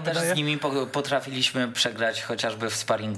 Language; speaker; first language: Polish; native; Polish